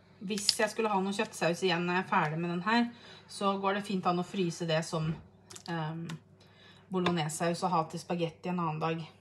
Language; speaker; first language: Norwegian; native; Norwegian